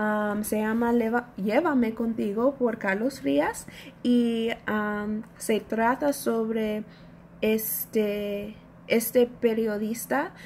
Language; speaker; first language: Spanish; non-native, learner; English